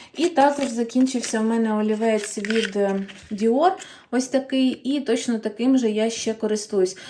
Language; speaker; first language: Ukrainian; non-native, local second language; Russian